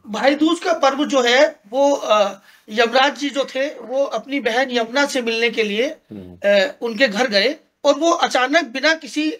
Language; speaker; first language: Hindi; native; Hindi